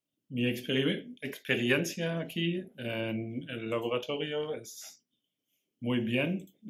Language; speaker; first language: Spanish; non-native, learner; German